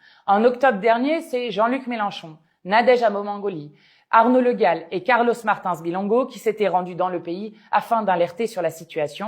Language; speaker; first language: French; native; French